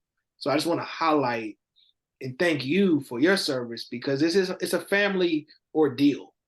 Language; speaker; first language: English; native; English